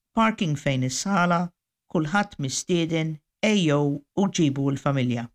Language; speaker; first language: Maltese; native; Maltese